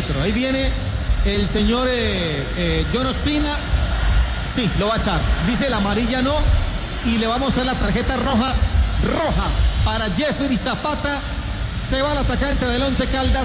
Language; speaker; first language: Spanish; native; Spanish